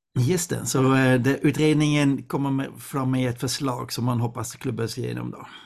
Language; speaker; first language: Swedish; non-native, fluent; Dutch